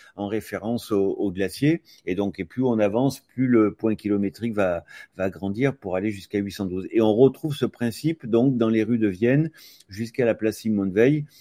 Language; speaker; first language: French; native; French